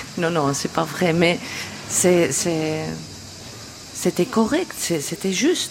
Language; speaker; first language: French; non-native, local second language; Dutch